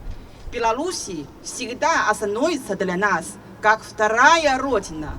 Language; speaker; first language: Russian; non-native, fluent; Chinese